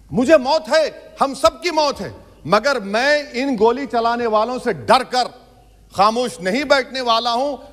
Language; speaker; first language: Hindi; non-native, local second language; Urdu